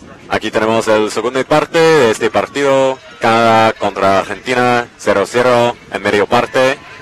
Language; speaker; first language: Spanish; non-native, learner; English